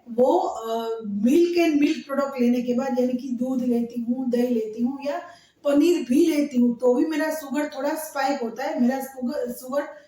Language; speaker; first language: Hindi; non-native, local second language; Gujarati